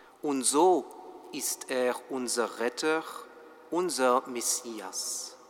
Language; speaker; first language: German; non-native, fluent; French